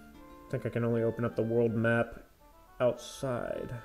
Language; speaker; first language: English; native; English